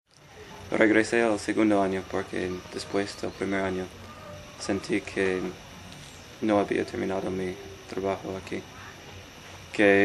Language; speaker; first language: Spanish; non-native, fluent; English